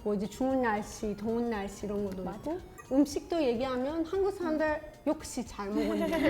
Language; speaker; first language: Korean; non-native, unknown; Persian